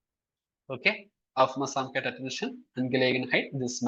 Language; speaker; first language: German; non-native, fluent; Malayalam